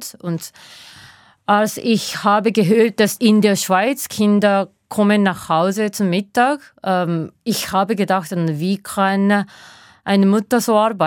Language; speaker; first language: German; non-native, fluent; Japanese